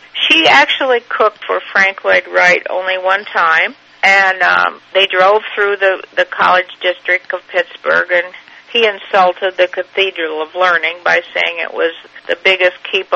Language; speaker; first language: English; native; English